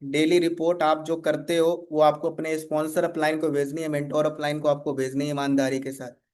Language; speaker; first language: Hindi; native; Hindi